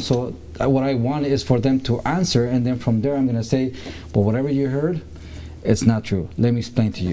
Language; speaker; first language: English; early bilingual, other home language; Spanish